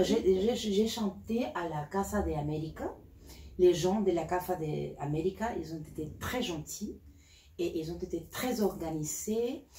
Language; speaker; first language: French; non-native, learner; Spanish